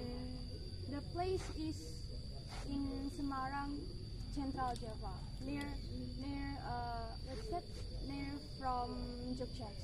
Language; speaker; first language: English; non-native, learner; Indonesian